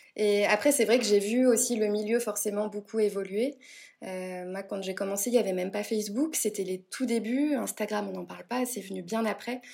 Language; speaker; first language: French; native; French